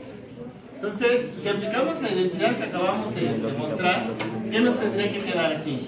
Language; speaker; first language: Spanish; native; Spanish